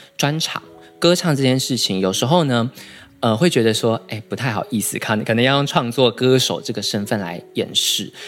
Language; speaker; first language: Chinese; native; Chinese